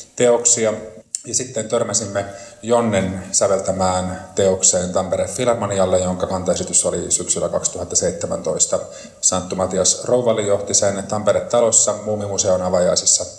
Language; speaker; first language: Finnish; native; Finnish